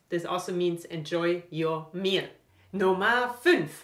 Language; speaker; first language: English; non-native, fluent; German